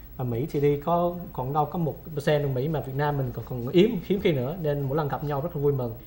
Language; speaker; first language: Vietnamese; early bilingual, heritage; Vietnamese